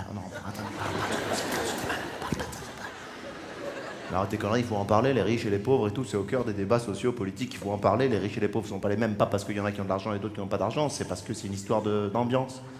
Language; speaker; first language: French; native; French